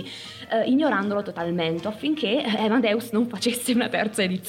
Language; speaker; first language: Italian; native; Italian